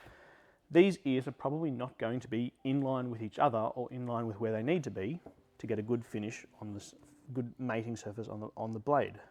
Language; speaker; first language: English; native; English